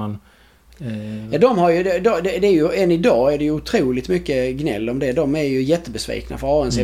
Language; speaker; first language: Swedish; native; Swedish